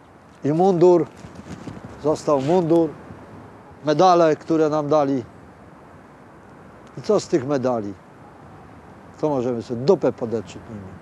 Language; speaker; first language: Polish; native; Polish